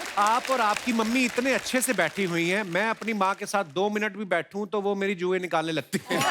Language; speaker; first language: Hindi; non-native, local second language; Punjabi